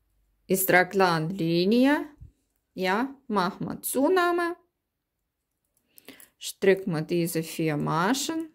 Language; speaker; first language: German; non-native, learner; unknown